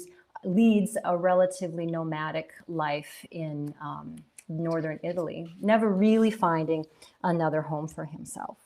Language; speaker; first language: English; native; English